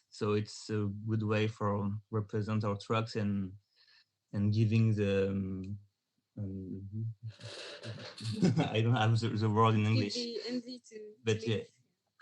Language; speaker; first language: English; non-native, learner; French